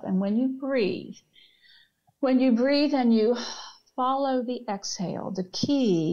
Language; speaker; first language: English; native; English